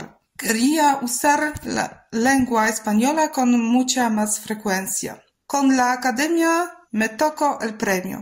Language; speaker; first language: Spanish; non-native, fluent; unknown